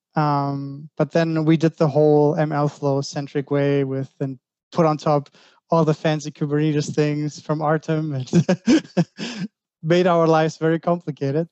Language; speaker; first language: English; non-native, fluent; Greek